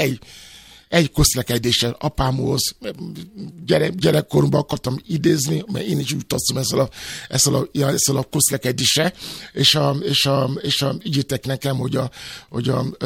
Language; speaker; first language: Hungarian; non-native, fluent; Yoruba